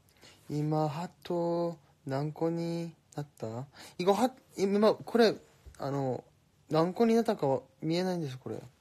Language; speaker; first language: Japanese; non-native, fluent; Korean